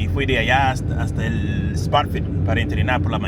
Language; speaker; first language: Spanish; non-native, learner; English